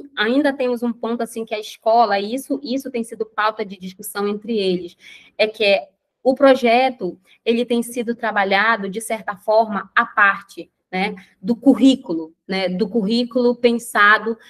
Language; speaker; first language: Portuguese; native; Portuguese